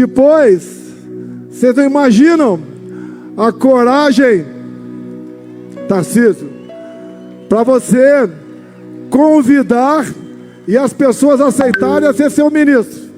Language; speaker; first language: Portuguese; native; Portuguese